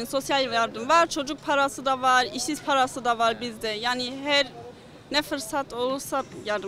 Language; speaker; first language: Turkish; early bilingual, other home language; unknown